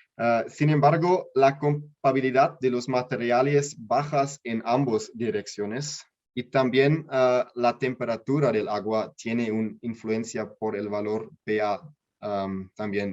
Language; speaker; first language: Spanish; non-native, learner; German